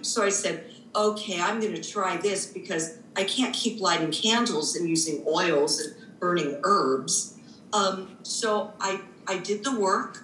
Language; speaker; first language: English; native; English